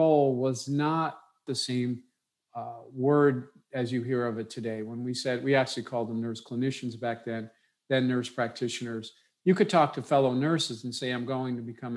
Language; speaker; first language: English; native; English